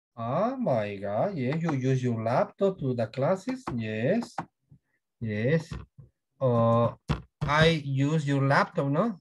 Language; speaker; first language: English; non-native, learner; Spanish